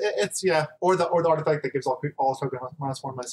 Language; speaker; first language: English; native; English